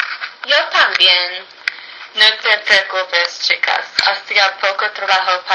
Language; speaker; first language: Spanish; non-native, learner; English